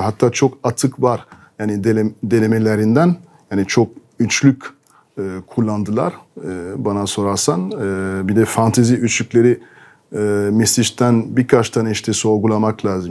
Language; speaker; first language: Turkish; non-native, fluent; French